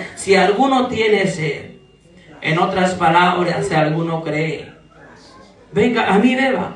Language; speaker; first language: Spanish; native; Spanish